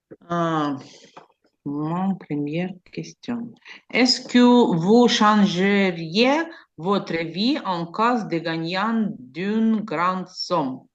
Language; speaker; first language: French; non-native, learner; Ukrainian